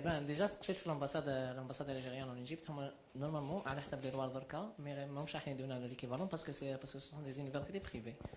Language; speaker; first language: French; non-native, local second language; Arabic